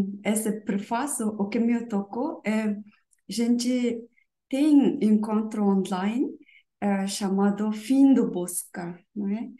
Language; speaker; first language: Portuguese; non-native, learner; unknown